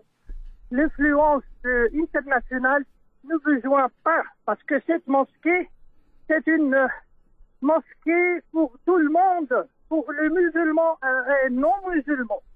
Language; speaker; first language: French; non-native, local second language; Dutch